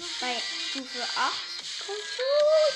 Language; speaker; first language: German; native; German